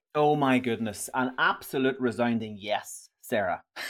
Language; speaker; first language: English; native; English